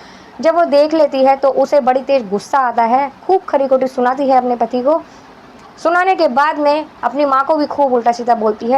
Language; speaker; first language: Hindi; native; Hindi